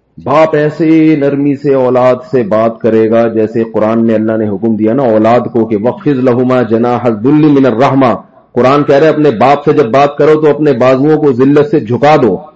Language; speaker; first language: Urdu; native; Urdu